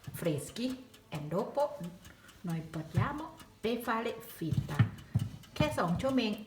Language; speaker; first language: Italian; non-native, learner; Thai